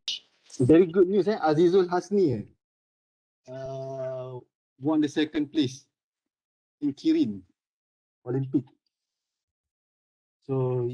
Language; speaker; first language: English; non-native, local second language; Malay